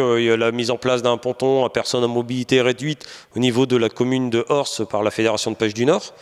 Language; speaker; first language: French; native; French